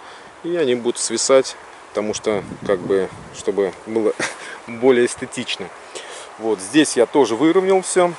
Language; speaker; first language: Russian; native; Russian